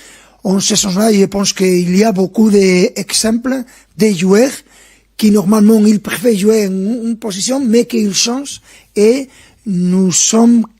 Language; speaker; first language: French; non-native, fluent; Spanish